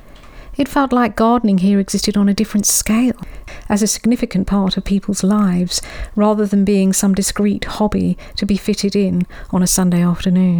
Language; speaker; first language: English; native; English